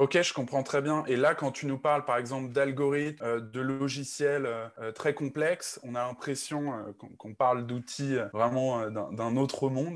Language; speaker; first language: French; native; French